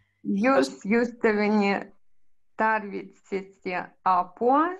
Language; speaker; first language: Finnish; non-native, learner; Russian